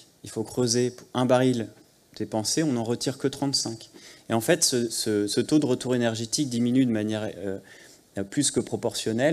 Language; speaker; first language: French; native; French